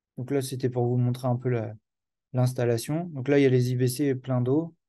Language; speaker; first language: French; native; French